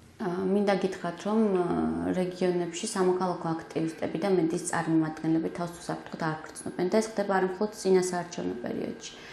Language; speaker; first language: Georgian; native; Georgian